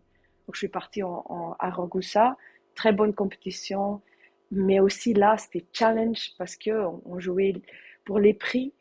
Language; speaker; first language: French; non-native, learner; Dutch